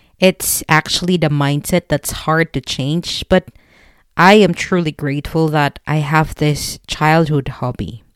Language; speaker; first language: English; non-native, local second language; Filipino